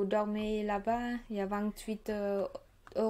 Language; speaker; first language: French; non-native, learner; Khmer